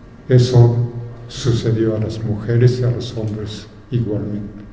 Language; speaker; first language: Spanish; non-native, fluent; Japanese